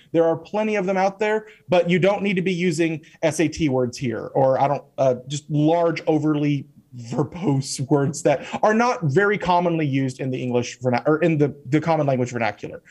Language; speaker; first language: English; native; English